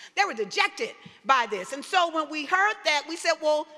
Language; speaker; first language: English; native; English